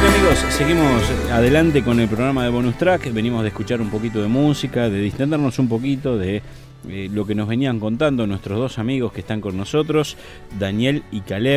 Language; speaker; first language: Spanish; native; Spanish